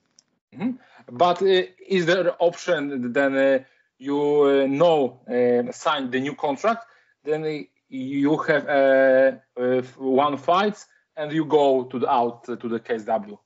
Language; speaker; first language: English; non-native, learner; Polish